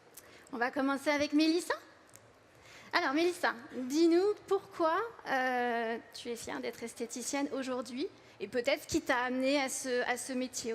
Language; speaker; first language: French; native; French